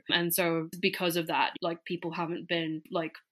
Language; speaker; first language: English; non-native, local second language; Cantonese